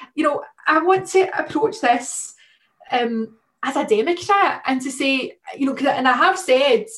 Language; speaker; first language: English; native; English